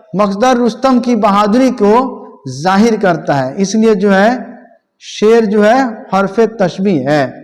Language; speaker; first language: Hindi; native; Hindi